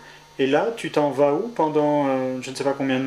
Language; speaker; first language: French; native; French